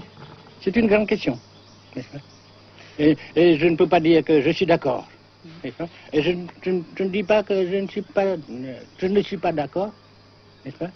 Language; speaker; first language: French; non-native, fluent; Vietnamese